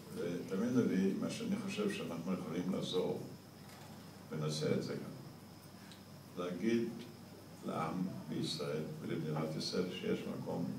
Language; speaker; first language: Hebrew; early bilingual, other home language; Yiddish